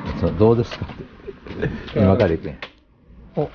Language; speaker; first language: Japanese; native; Japanese